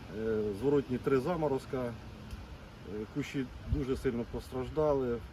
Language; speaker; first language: Ukrainian; native; Ukrainian